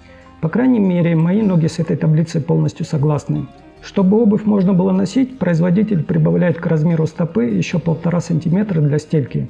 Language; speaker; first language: Russian; native; Russian